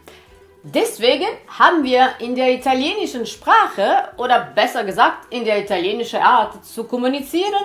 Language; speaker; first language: German; non-native, fluent; Italian